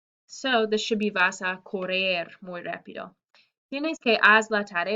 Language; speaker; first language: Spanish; non-native, fluent; English